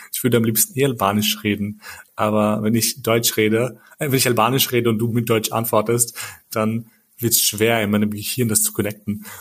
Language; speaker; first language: German; early bilingual, other home language; Albanian